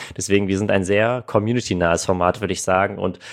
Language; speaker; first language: German; early bilingual, other home language; Armenian